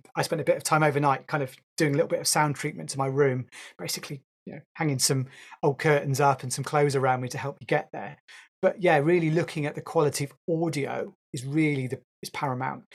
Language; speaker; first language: English; native; English